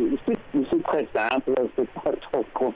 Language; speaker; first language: French; non-native, fluent; English